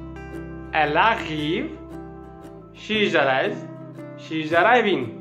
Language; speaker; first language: English; non-native, learner; Hindi